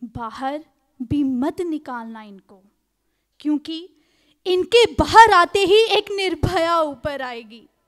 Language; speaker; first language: Hindi; native; Hindi